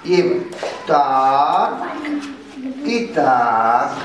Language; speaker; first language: Russian; non-native, learner; Italian